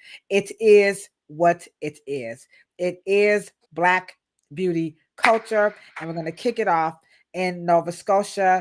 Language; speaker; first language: English; native; English